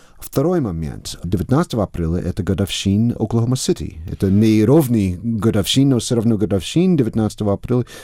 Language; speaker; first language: Russian; non-native, fluent; English